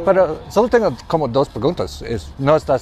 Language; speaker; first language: Spanish; non-native, learner; English